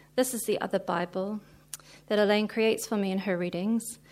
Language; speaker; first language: English; native; English